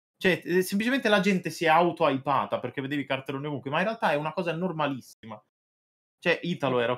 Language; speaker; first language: Italian; native; Italian